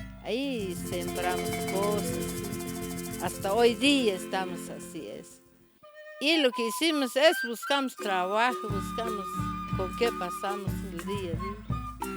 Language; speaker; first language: Spanish; non-native, local second language; Kaqchikel